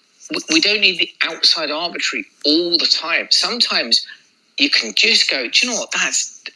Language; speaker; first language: English; native; English